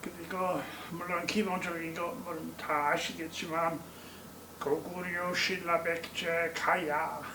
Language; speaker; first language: Korean; non-native, learner; English